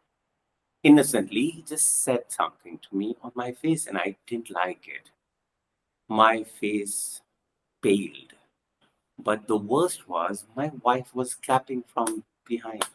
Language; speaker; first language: English; non-native, local second language; Punjabi